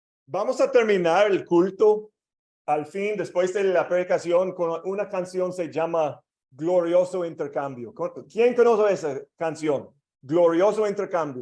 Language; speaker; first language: Spanish; non-native, learner; English